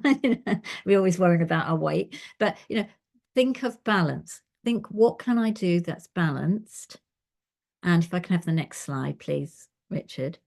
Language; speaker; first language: English; native; English